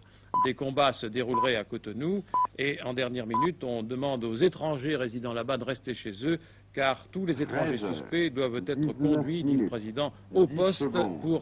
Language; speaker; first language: French; native; French